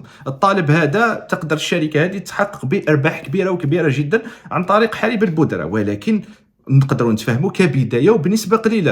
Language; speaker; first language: Arabic; native; Arabic